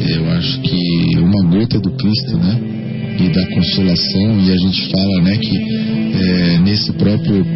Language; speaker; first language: Portuguese; native; Portuguese